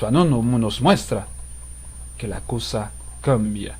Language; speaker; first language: Spanish; non-native, fluent; Haitian Creole